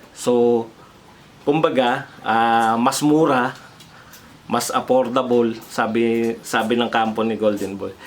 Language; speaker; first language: Filipino; native; Filipino